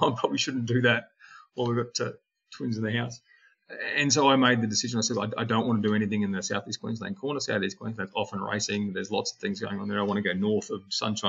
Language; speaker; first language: English; native; English